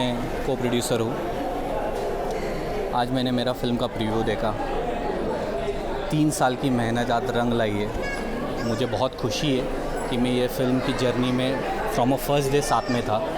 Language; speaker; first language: Hindi; native; Hindi